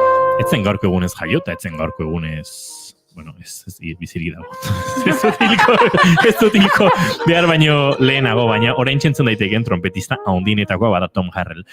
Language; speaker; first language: Basque; native; Basque